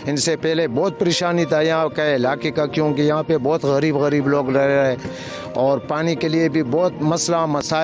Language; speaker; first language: Hindi; non-native, local second language; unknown